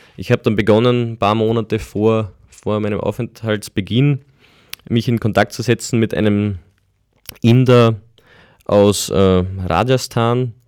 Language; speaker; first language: German; native; German